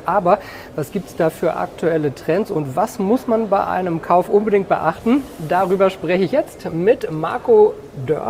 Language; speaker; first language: German; native; German